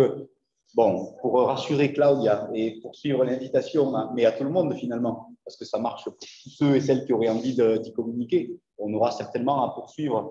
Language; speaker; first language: French; native; French